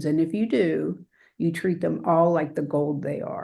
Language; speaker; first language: English; native; English